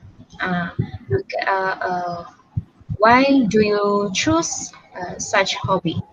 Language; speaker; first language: English; non-native, local second language; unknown